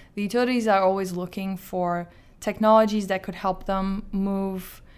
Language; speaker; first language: English; non-native, fluent; Azerbaijani